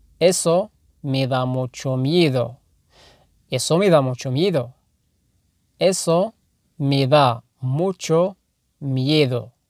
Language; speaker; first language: Spanish; non-native, fluent; Arabic